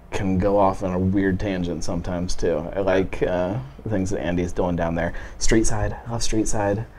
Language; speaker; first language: English; native; English